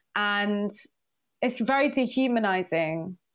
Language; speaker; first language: English; early bilingual, other home language; Swahili